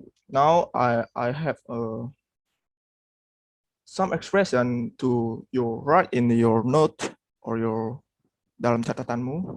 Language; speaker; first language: English; non-native, learner; Indonesian